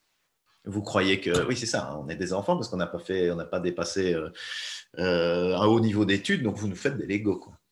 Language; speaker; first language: French; native; French